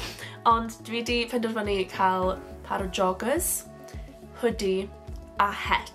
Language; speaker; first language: Welsh; non-native, local second language; English